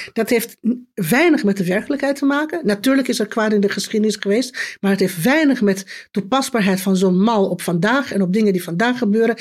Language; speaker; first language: Dutch; non-native, fluent; Romanian